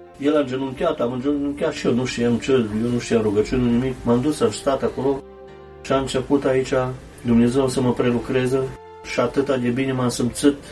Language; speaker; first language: Romanian; native; Romanian